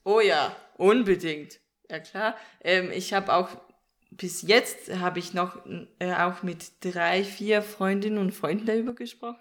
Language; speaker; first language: German; non-native, fluent; Danish